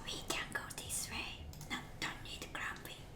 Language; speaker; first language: English; non-native, learner; Japanese